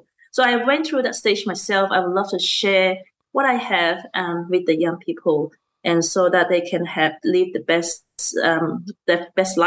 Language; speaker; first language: English; non-native, local second language; Chinese